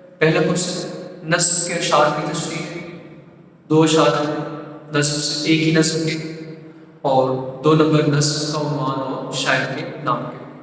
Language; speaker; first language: Urdu; non-native, local second language; Punjabi